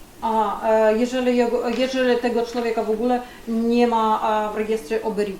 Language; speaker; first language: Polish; non-native, fluent; Ukrainian